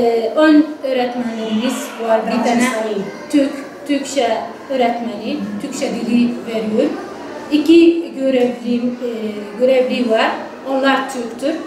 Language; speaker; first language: Turkish; non-native, learner; Arabic